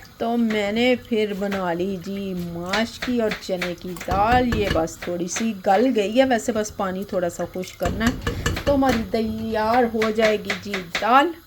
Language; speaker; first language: Urdu; non-native, local second language; Punjabi